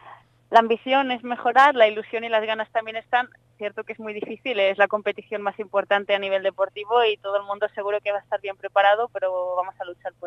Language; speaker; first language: Spanish; native; Spanish